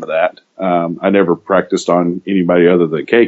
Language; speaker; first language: English; native; English